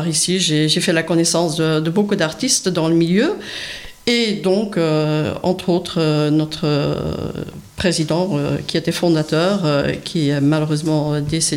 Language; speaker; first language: French; native; French